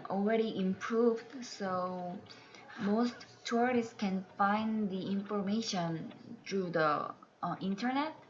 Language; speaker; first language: English; non-native, learner; Korean